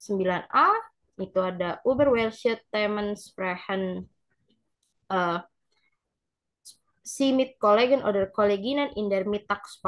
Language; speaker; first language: German; non-native, learner; Indonesian